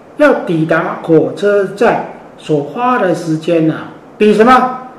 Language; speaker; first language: Chinese; native; Chinese